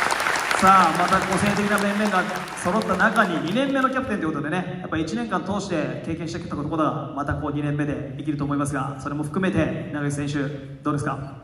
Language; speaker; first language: Japanese; native; Japanese